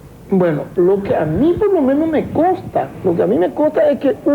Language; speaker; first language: Spanish; native; Spanish